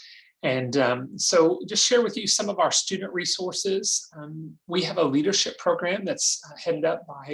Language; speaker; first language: English; native; English